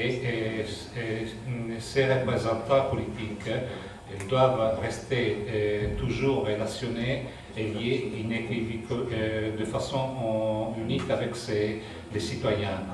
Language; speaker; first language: French; non-native, fluent; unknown